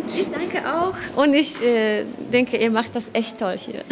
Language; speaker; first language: German; non-native, fluent; Polish